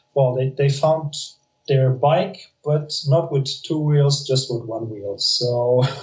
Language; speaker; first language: English; non-native, fluent; German